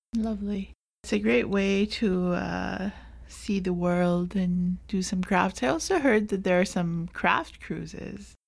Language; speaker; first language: English; non-native, fluent; Arabic